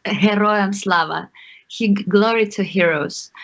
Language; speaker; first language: English; non-native, learner; Ukrainian